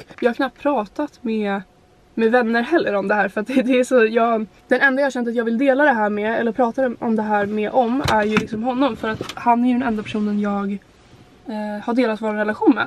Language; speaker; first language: Swedish; native; Swedish